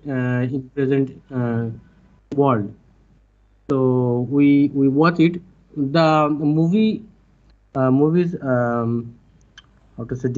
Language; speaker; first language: English; non-native, learner; Bangla